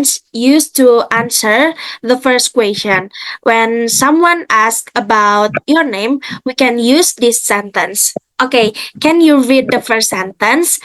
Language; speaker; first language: English; non-native, fluent; Indonesian